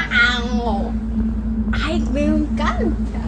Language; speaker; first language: Spanish; non-native, learner; Ukrainian